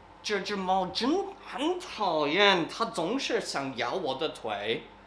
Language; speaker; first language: Chinese; non-native, learner; English